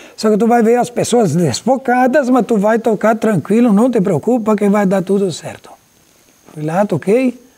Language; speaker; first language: Portuguese; native; Portuguese